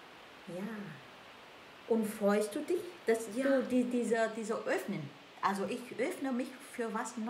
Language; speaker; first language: German; non-native, learner; Vietnamese